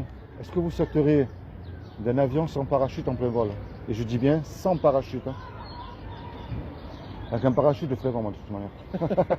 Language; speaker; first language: French; native; French